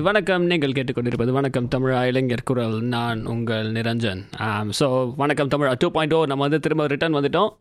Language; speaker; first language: Tamil; native; Tamil